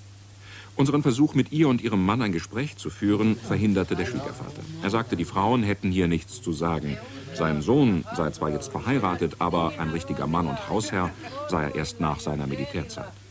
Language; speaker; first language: German; native; German